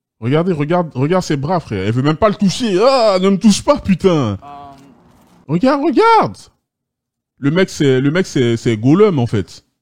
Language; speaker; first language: French; native; French